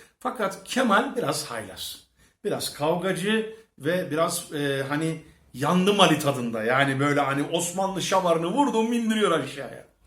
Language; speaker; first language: Turkish; early bilingual, heritage; Turkish